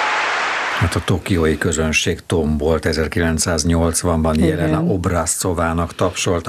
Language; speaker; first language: Hungarian; native; Hungarian